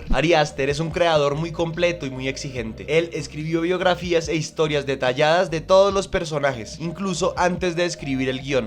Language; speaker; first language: Spanish; native; Spanish